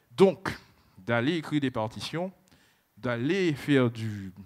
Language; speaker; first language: French; native; French